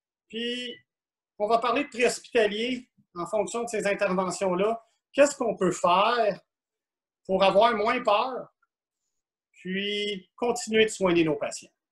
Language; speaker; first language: French; native; French